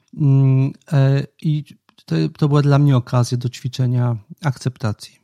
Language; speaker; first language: Polish; native; Polish